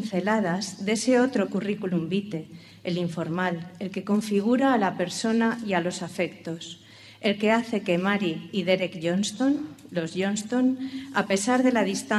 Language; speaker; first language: Spanish; native; Spanish